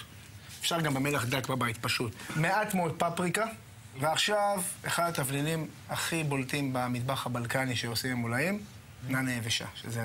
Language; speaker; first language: Hebrew; native; Hebrew